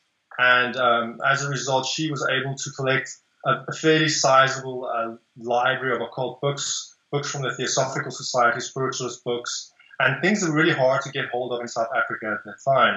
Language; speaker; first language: English; native; English